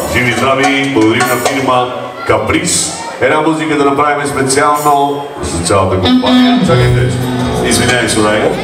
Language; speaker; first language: Bulgarian; non-native, local second language; Turkish